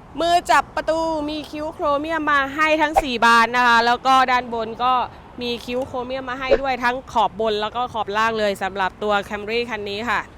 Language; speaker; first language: Thai; native; Thai